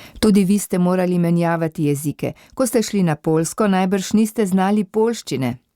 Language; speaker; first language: Slovenian; native; Slovenian